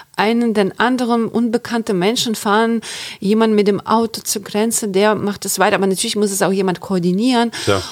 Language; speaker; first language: German; non-native, fluent; Ukrainian